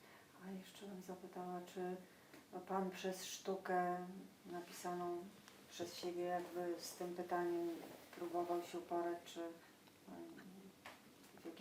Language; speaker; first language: Polish; native; Polish